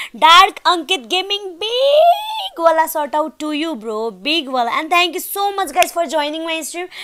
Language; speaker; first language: Hindi; non-native, local second language; Nepali